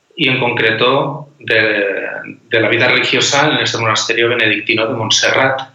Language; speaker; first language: Spanish; native; Spanish